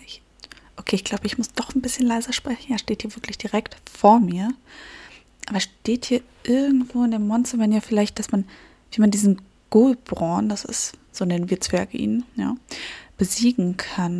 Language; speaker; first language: German; native; German